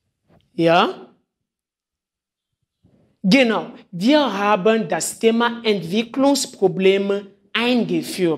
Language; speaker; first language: German; non-native, fluent; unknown